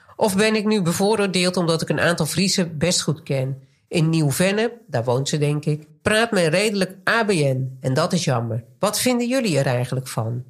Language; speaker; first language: Dutch; native; Dutch